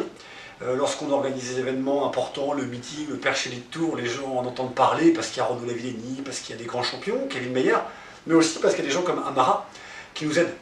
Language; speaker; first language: French; native; French